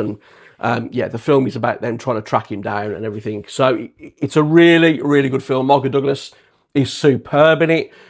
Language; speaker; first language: English; native; English